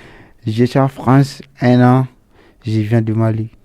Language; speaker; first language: French; non-native, learner; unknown